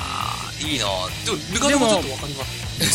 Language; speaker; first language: Japanese; native; Japanese